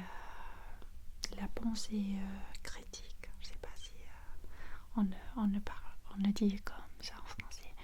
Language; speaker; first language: French; non-native, fluent; English